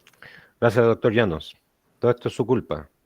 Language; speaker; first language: Spanish; native; Spanish